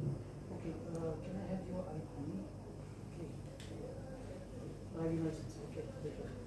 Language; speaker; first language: English; non-native, fluent; Romanian